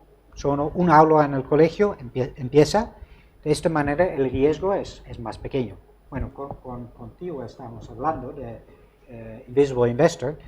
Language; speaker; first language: Spanish; non-native, fluent; Dutch